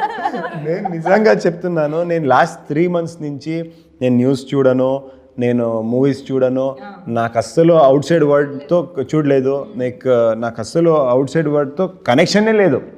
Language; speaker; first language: Telugu; non-native, learner; Kannada